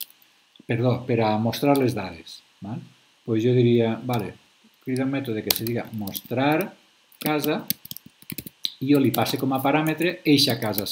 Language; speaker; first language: Catalan; native; Catalan